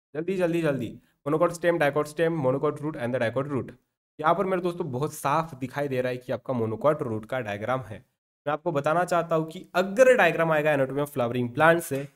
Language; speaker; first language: Hindi; non-native, local second language; Marathi